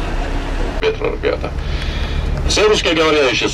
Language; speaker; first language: Russian; non-native, fluent; Arabic